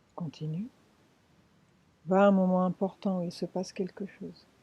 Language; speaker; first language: French; native; French